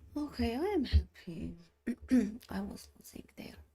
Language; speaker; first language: English; non-native, learner; Armenian